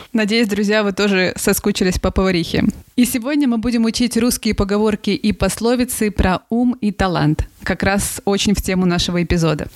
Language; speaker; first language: Russian; native; Russian